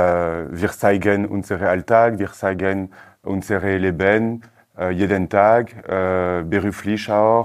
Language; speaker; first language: German; non-native, learner; French